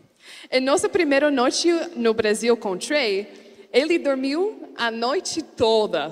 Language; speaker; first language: Portuguese; non-native, learner; English